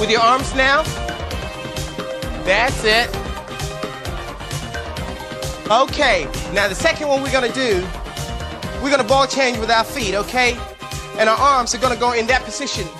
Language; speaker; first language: English; native; English